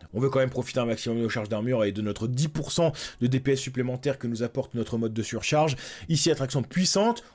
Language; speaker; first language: French; native; French